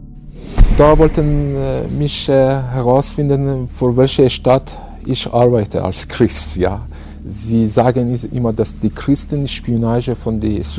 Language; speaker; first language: German; non-native, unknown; Persian